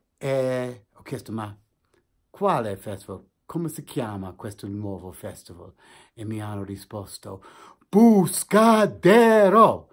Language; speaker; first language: Italian; non-native, fluent; English